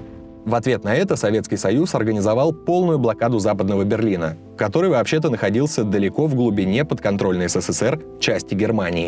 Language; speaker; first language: Russian; native; Russian